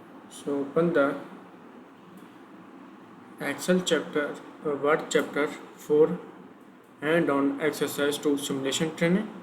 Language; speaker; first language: English; non-native, learner; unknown